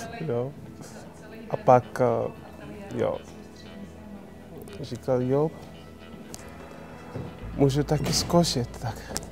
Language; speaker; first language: Czech; non-native, learner; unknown